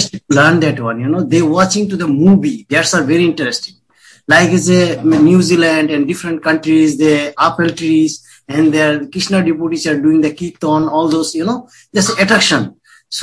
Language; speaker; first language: English; non-native, local second language; Hindi